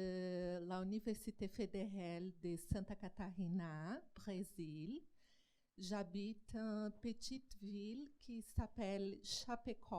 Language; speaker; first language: French; non-native, learner; Portuguese